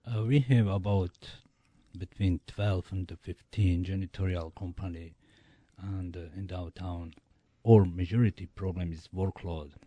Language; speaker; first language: English; non-native, learner; Bosnian